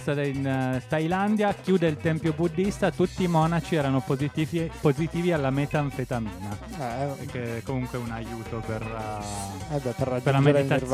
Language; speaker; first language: Italian; native; Italian